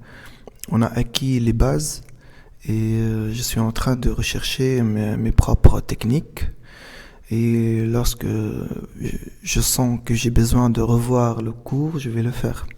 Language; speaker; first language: French; non-native, local second language; Arabic